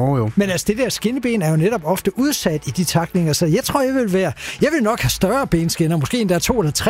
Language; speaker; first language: Danish; native; Danish